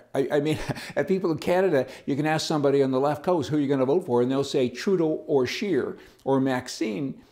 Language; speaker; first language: English; native; English